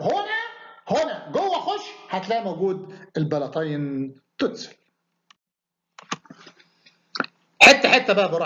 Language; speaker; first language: Arabic; native; Arabic